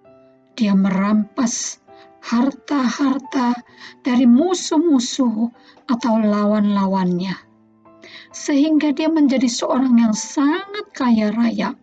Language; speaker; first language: Indonesian; native; Indonesian